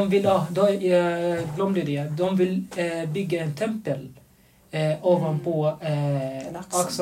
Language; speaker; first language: Swedish; non-native, fluent; Arabic